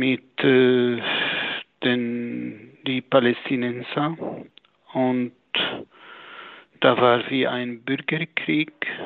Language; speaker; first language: German; non-native, fluent; Arabic